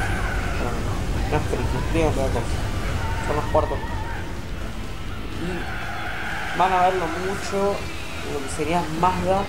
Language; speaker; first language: Spanish; native; Spanish